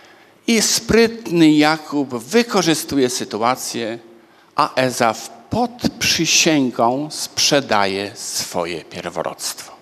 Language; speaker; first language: Polish; native; Polish